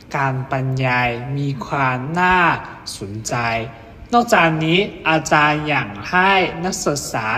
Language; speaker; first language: Thai; non-native, learner; Chinese